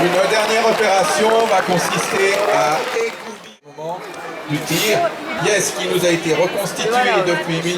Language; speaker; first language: French; native; French